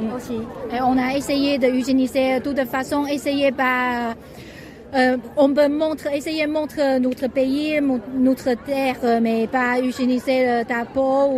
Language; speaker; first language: French; non-native, learner; Chinese